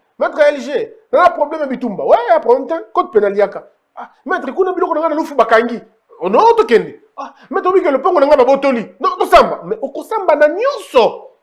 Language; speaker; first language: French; non-native, local second language; Lingala